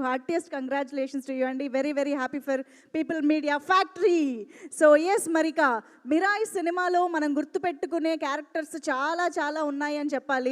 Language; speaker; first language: Telugu; native; Telugu